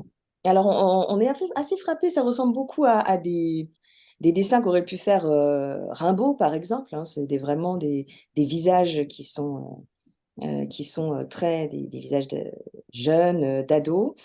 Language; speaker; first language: French; native; French